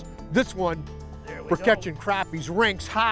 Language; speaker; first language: English; native; English